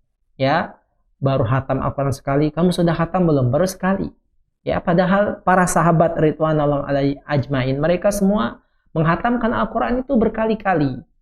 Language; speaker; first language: Indonesian; native; Indonesian